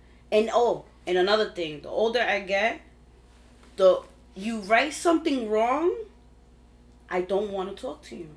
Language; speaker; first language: English; early bilingual, other home language; Spanish